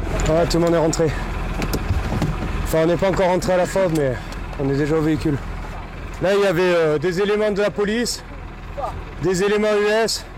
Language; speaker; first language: French; native; French